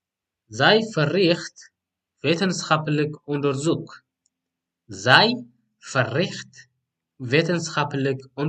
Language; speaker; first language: Dutch; non-native, learner; Tigrinya